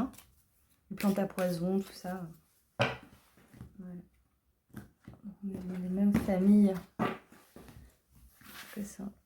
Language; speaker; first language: French; native; French